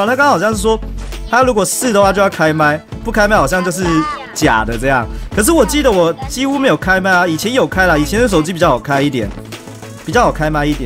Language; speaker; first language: Chinese; native; Chinese